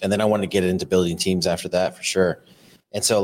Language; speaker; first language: English; native; English